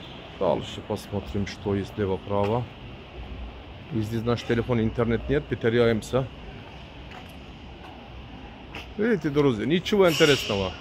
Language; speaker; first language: Russian; non-native, learner; Turkish